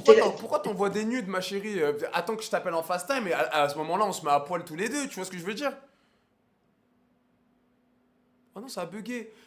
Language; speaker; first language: French; native; French